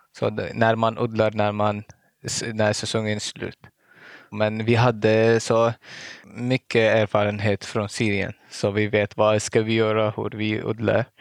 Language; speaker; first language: Swedish; non-native, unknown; Arabic